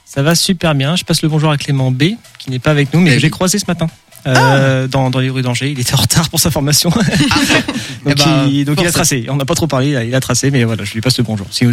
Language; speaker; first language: French; native; French